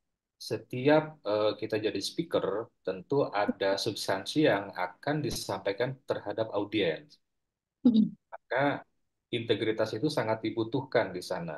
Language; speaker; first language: Indonesian; native; Indonesian